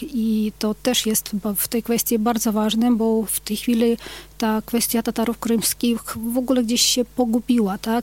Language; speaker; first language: Polish; non-native, fluent; Ukrainian